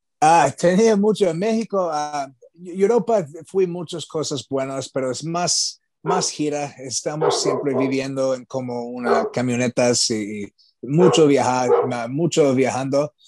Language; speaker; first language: Spanish; non-native, learner; English